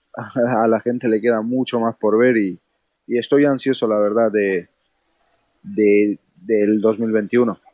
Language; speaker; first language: Spanish; non-native, fluent; Georgian